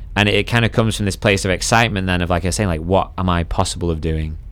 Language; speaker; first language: English; native; English